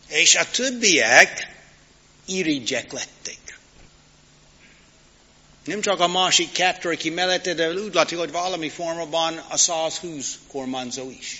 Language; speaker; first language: Hungarian; non-native, learner; English